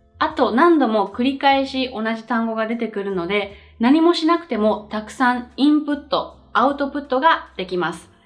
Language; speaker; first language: Japanese; native; Japanese